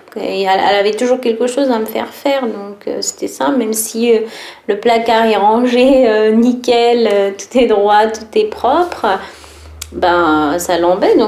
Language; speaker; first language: French; early bilingual, other home language; Arabic